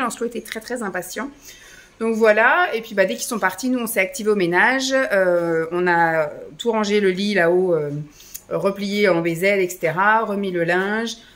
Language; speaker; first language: French; native; French